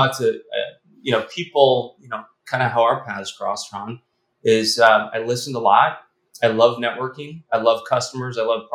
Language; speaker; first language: English; native; English